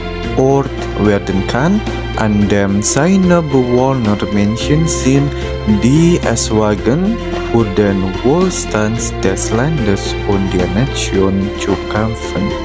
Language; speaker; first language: German; non-native, learner; Indonesian